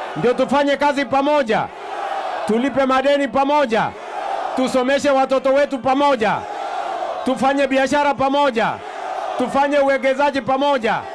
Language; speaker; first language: Swahili; non-native, local second language; Kalenjin